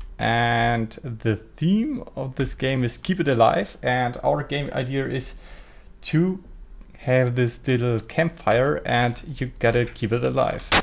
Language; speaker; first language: English; non-native, fluent; German